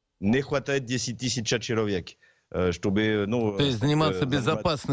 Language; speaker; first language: Russian; non-native, learner; French